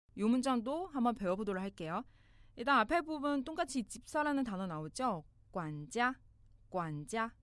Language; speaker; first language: Korean; non-native, fluent; Chinese